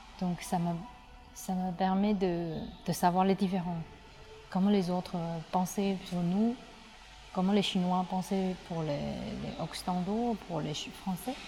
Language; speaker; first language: French; non-native, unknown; Chinese